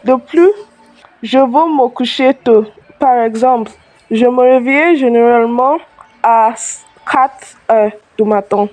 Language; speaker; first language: French; non-native, learner; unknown